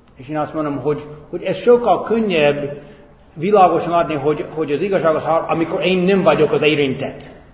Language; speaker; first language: Hungarian; non-native, fluent; English